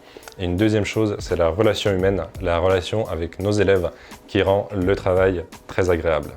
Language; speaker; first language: French; non-native, fluent; Ukrainian